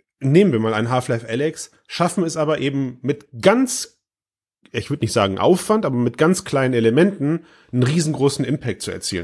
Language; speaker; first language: German; native; German